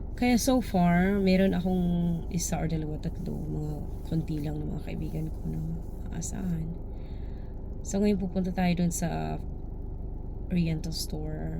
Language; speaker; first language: Filipino; native; Filipino